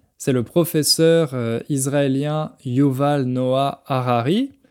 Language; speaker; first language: French; native; French